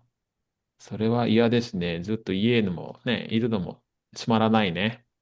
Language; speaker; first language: Japanese; non-native, fluent; Indonesian